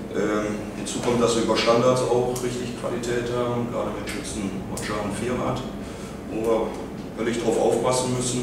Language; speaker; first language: German; native; German